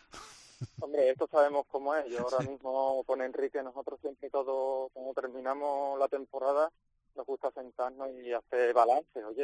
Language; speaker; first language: Spanish; native; Spanish